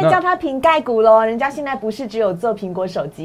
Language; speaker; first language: Chinese; native; Chinese